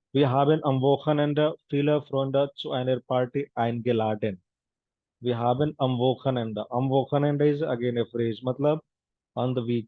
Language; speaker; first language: German; non-native, fluent; Hindi